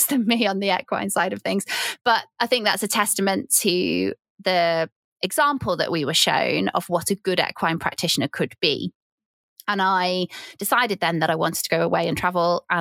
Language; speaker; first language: English; native; English